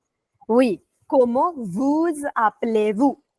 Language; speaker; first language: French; non-native, fluent; Hindi